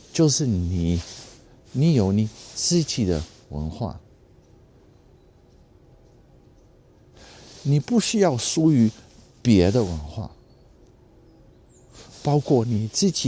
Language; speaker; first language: Chinese; non-native, fluent; Dutch